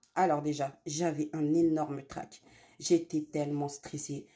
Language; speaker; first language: French; native; French